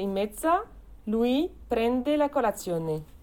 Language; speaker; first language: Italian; non-native, learner; French